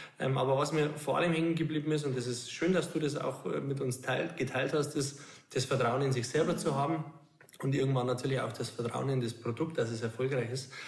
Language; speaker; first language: German; native; German